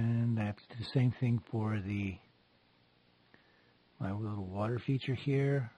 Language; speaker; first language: English; native; English